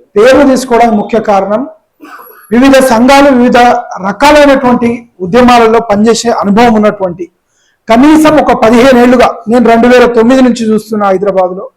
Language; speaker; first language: Telugu; non-native, local second language; Lambadi